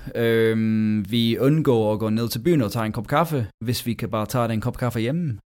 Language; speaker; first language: Danish; non-native, fluent; English